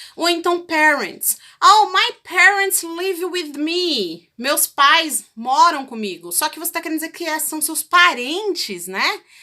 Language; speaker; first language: Portuguese; native; Portuguese